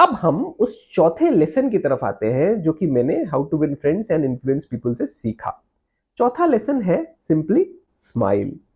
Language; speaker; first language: Hindi; native; Hindi